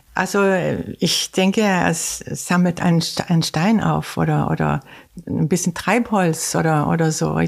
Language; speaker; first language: German; non-native, fluent; Swedish